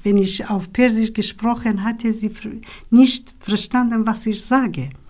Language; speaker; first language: German; non-native, learner; Kurdish